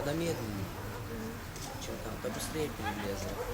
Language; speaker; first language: Russian; native; Russian